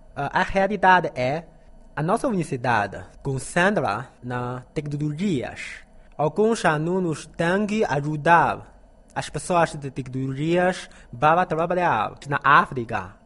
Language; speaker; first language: Portuguese; non-native, learner; Chinese